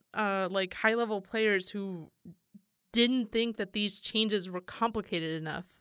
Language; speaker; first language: English; native; English